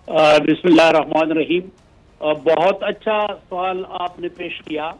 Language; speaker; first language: Urdu; native; Urdu